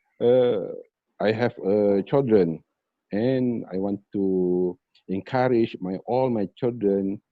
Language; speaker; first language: English; non-native, learner; Malay